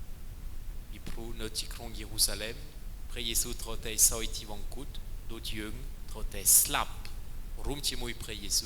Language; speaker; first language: Khmer; non-native, fluent; French